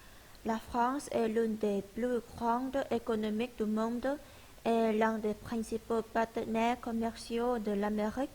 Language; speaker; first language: French; non-native, learner; Vietnamese